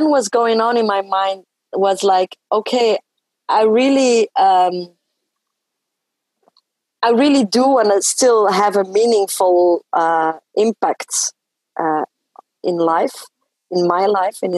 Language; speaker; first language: English; non-native, fluent; French